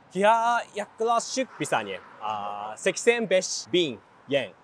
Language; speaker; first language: Turkish; non-native, learner; Japanese